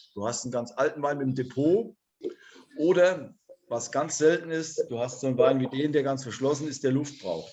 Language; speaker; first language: German; native; German